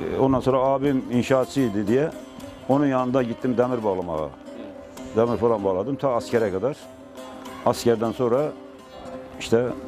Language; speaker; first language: Turkish; native; Turkish